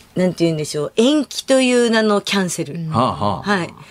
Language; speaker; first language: Japanese; native; Japanese